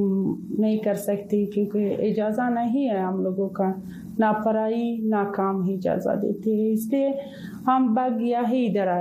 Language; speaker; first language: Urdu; non-native, learner; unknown